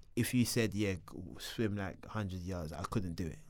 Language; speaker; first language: English; native; English